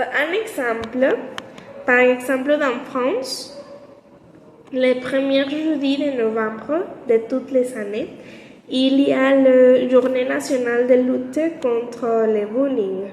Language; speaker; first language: French; non-native, learner; Spanish